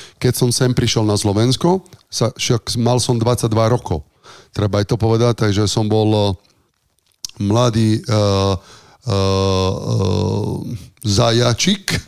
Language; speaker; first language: Slovak; non-native, fluent; Italian